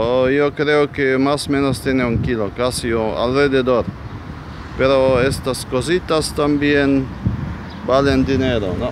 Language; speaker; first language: Spanish; non-native, fluent; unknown